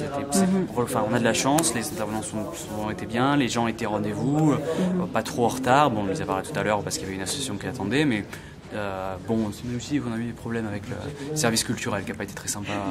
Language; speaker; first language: French; native; French